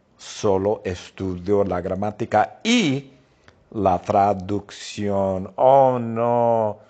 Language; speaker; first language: Spanish; non-native, fluent; English